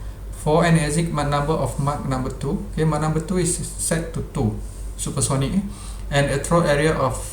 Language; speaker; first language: English; non-native, local second language; Malay